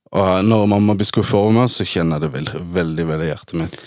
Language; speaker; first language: Norwegian; early bilingual, other home language; German